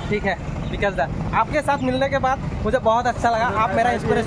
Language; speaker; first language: Hindi; non-native, local second language; Assamese